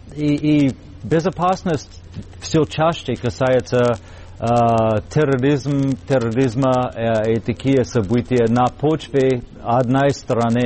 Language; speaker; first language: Russian; non-native, fluent; English